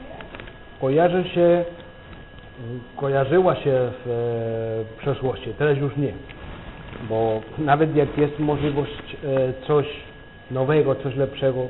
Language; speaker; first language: Polish; non-native, fluent; Catalan